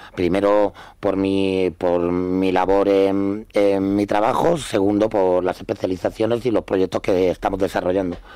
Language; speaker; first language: Spanish; native; Spanish